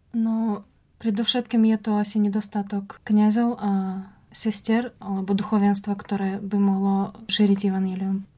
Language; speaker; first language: Slovak; non-native, fluent; Russian